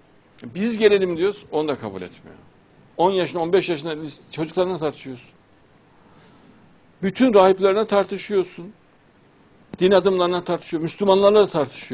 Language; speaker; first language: Turkish; native; Turkish